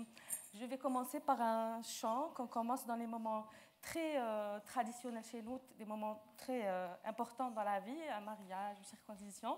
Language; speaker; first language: French; non-native, local second language; Arabic